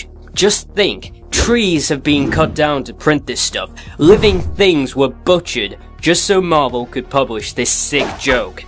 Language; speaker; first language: English; native; English